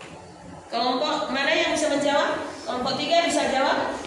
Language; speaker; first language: Indonesian; native; Indonesian